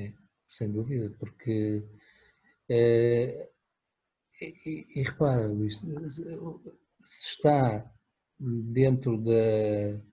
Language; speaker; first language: Portuguese; native; Portuguese